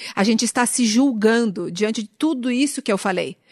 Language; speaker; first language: Portuguese; native; Portuguese